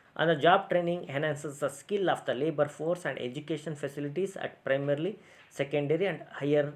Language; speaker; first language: English; non-native, local second language; Kannada